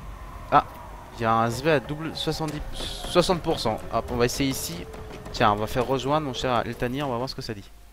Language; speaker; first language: French; native; French